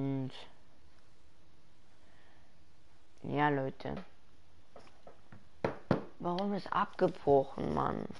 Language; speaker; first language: German; early bilingual, other home language; Persian